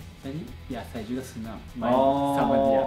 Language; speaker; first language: Indonesian; non-native, learner; Japanese